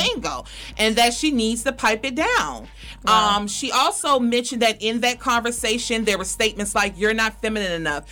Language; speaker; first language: English; native; English